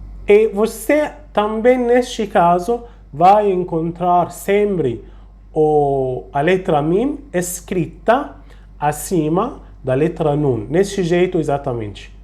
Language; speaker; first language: Portuguese; non-native, fluent; Arabic